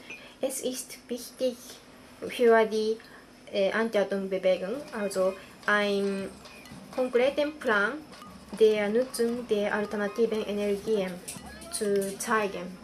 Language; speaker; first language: German; non-native, learner; Japanese